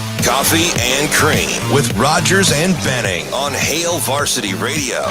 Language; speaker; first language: English; native; English